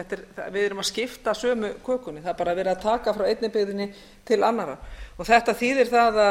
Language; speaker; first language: Icelandic; native; Icelandic